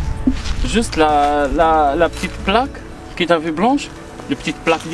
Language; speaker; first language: French; non-native, learner; Arabic